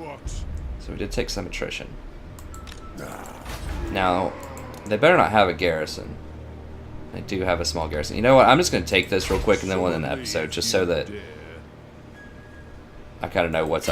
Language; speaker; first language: English; native; English